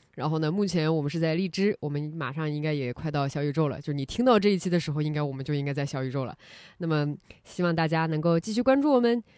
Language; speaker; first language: Chinese; native; Chinese